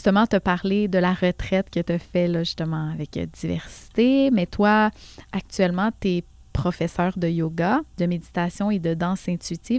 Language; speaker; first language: French; native; French